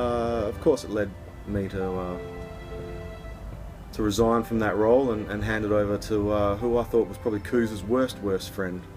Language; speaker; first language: English; native; English